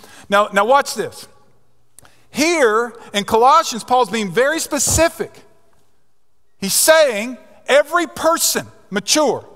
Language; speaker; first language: English; native; English